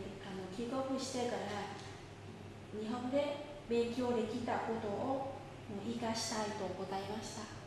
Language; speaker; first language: Japanese; non-native, fluent; Vietnamese